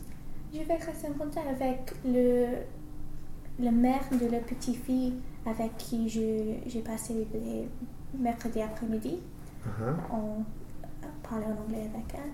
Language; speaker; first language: French; non-native, learner; English